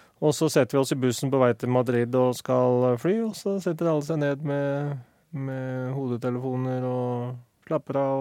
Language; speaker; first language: Norwegian; native; Norwegian